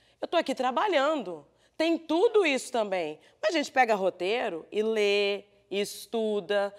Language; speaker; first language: Portuguese; native; Portuguese